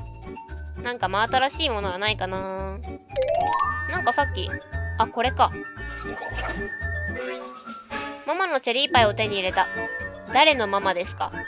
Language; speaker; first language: Japanese; native; Japanese